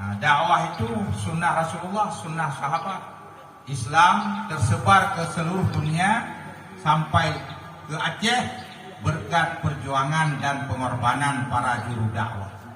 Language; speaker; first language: Malay; non-native, local second language; Achinese